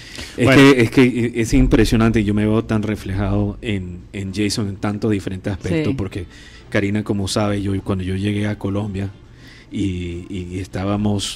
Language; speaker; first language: Spanish; non-native, fluent; English